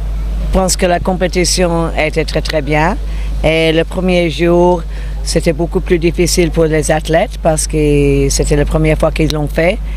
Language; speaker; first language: French; non-native, learner; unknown